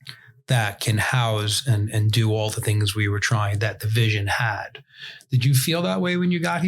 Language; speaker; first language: English; native; English